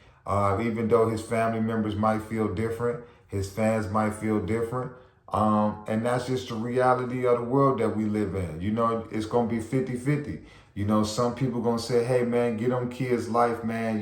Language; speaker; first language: English; native; English